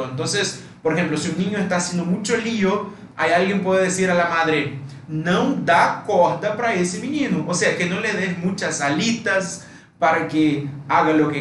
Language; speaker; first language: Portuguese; non-native, fluent; Spanish